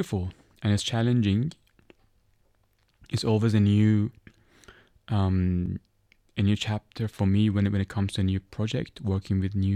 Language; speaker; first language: English; non-native, fluent; Persian